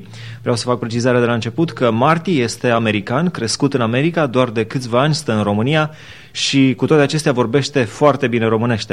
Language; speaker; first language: Romanian; native; Romanian